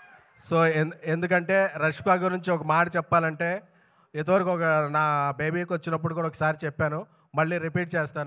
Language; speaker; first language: Telugu; native; Telugu